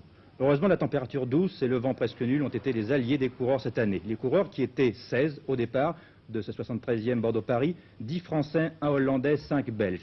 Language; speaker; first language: French; native; French